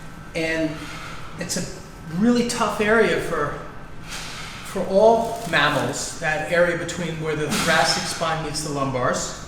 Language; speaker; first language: English; native; English